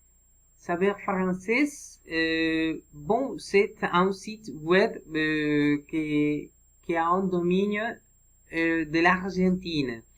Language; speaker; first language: French; non-native, learner; Spanish